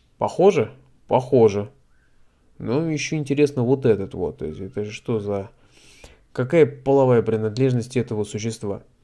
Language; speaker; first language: Russian; native; Russian